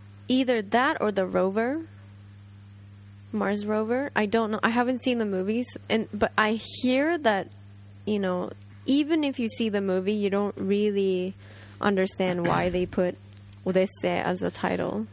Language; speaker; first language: English; non-native, fluent; Japanese